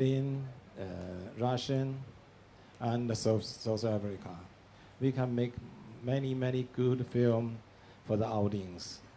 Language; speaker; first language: English; non-native, learner; Chinese